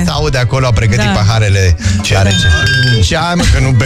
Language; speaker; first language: Romanian; native; Romanian